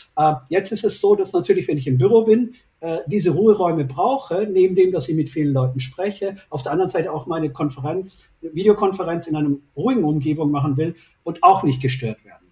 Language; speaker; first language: German; early bilingual, other home language; Turkish